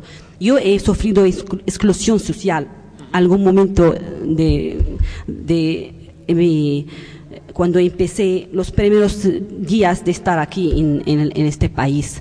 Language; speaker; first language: Spanish; non-native, learner; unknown